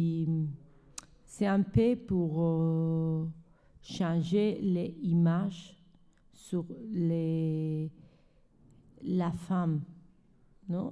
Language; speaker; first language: French; non-native, learner; Spanish